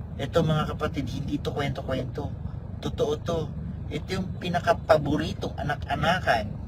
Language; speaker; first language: Filipino; native; Filipino